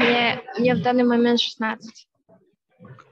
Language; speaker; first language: Russian; non-native, local second language; Kyrgyz